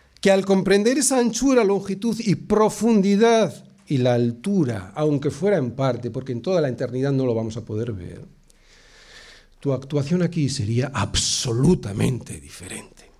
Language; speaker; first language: Spanish; native; Spanish